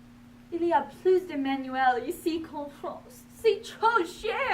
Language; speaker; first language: French; non-native, learner; English